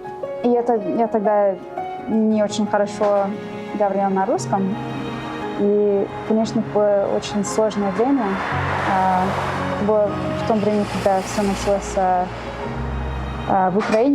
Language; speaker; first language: Russian; non-native, fluent; English